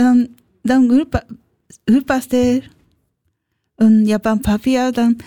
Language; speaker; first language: German; non-native, learner; Japanese